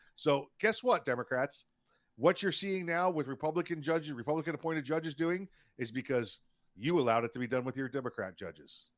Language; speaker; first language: English; native; English